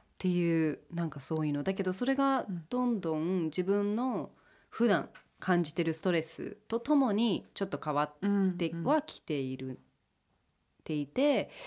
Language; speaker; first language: Japanese; early bilingual, heritage; English